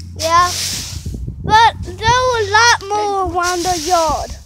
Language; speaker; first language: English; native; English